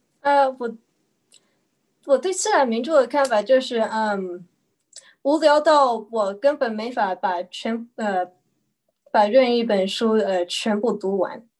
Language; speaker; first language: Chinese; early bilingual, heritage; Chinese